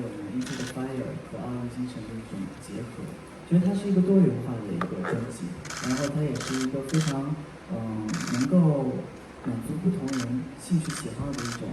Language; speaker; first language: Chinese; native; Chinese